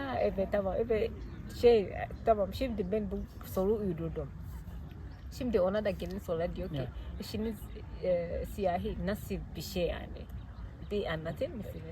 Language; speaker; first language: Turkish; non-native, fluent; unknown